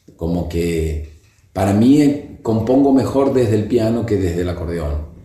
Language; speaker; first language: Spanish; native; Spanish